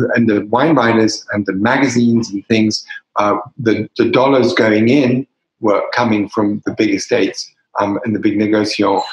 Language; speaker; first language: English; native; English